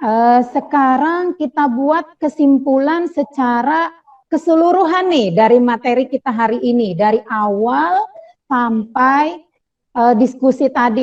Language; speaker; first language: Indonesian; native; Indonesian